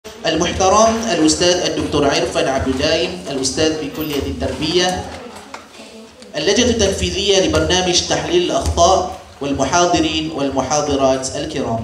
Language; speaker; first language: Arabic; non-native, fluent; Malay